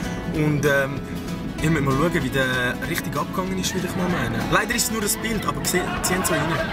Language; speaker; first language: German; native; German